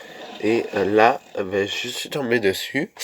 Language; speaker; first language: French; native; French